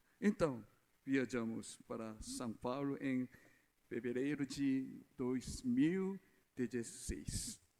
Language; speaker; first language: Portuguese; non-native, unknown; Korean